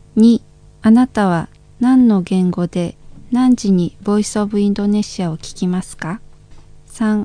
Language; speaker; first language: Japanese; non-native, fluent; Indonesian